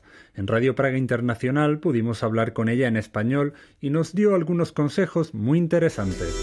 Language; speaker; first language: Spanish; native; Spanish